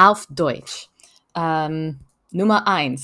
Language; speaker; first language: German; non-native, learner; French